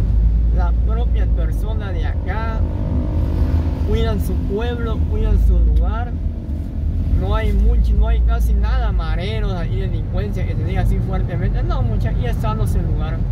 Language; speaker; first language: Spanish; native; Spanish